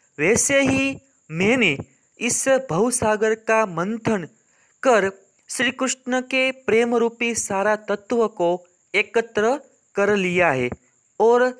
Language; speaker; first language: Hindi; non-native, local second language; Gujarati